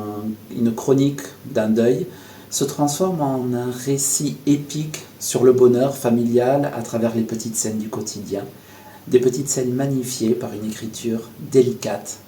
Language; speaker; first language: French; native; French